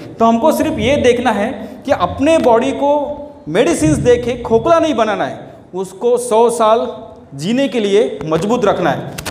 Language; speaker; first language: Hindi; non-native, local second language; Marathi